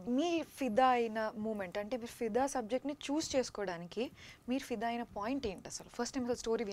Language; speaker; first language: Telugu; native; Telugu